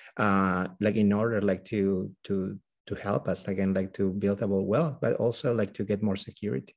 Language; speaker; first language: English; non-native, fluent; Spanish